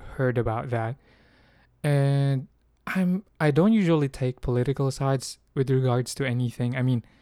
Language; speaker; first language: English; non-native, local second language; Filipino